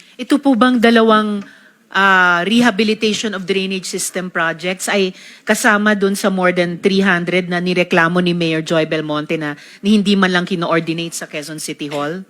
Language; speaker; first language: Filipino; native; Filipino